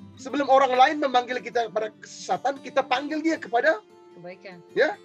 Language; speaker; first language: Indonesian; native; Indonesian